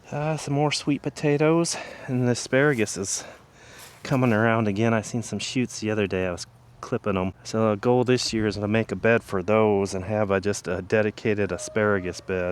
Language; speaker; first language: English; native; English